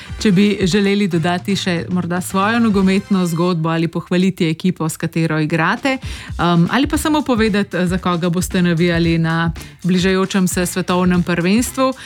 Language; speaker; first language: Slovenian; native; Slovenian